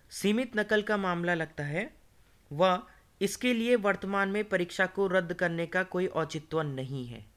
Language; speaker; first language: Hindi; native; Hindi